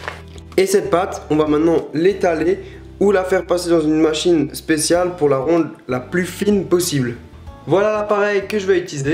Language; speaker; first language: French; native; French